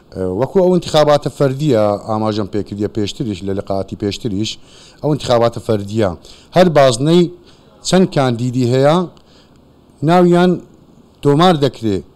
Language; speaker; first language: Central Kurdish; native; Central Kurdish